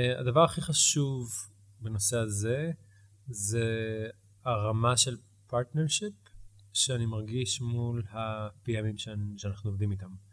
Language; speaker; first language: Hebrew; early bilingual, heritage; Hebrew